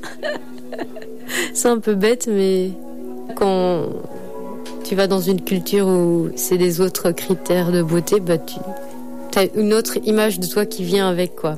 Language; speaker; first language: French; native; French